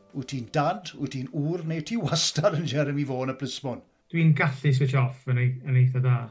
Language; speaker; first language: Welsh; non-native, local second language; English